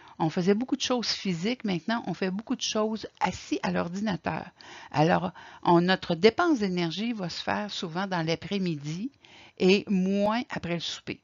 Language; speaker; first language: French; native; French